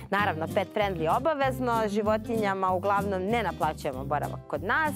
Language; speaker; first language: Serbian; native; Serbian